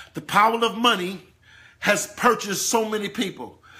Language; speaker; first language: English; native; English